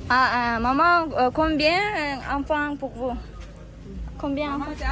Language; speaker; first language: French; non-native, learner; Kazakh